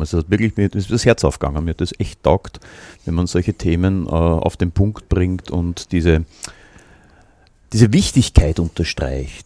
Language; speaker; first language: German; native; German